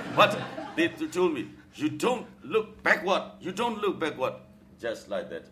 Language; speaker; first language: English; non-native, learner; Burmese